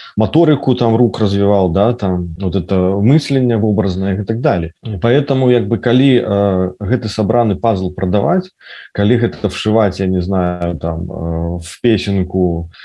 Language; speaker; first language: Belarusian; non-native, local second language; Russian